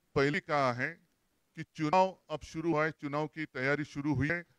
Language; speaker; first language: Hindi; non-native, local second language; Marathi